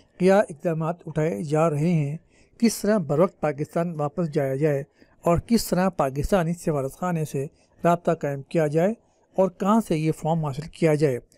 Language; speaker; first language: Urdu; native; Urdu